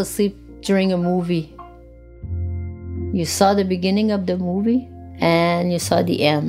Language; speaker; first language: English; non-native, fluent; French